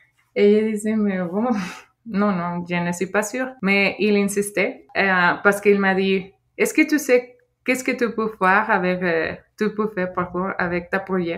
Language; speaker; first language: French; non-native, fluent; Spanish